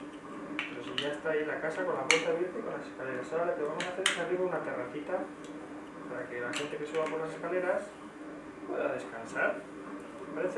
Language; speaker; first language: Spanish; native; Spanish